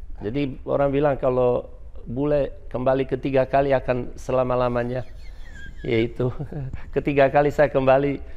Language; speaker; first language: Indonesian; non-native, fluent; Croatian